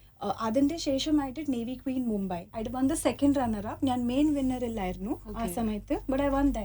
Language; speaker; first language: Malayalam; early bilingual, heritage; Malayalam